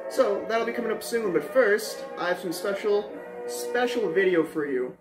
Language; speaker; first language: English; native; English